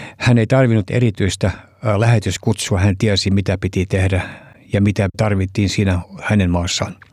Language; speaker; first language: Finnish; early bilingual, heritage; Finnish